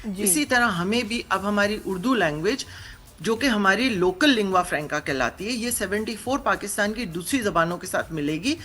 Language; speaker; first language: Urdu; native; Urdu